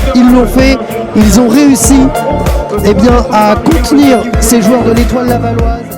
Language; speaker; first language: French; native; French